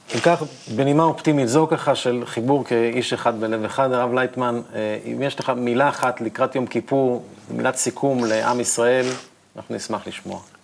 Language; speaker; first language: Hebrew; native; Hebrew